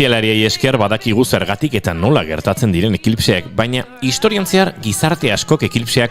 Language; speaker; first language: Basque; native; Basque